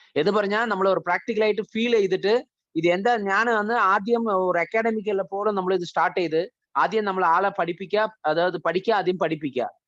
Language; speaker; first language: Malayalam; early bilingual, heritage; Malayalam